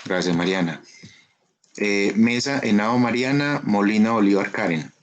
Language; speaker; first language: Spanish; native; Spanish